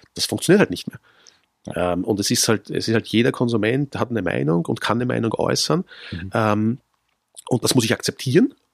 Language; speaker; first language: German; native; German